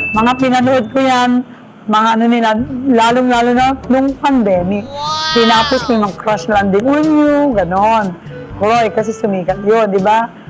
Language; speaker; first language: Filipino; non-native, local second language; Pangasinan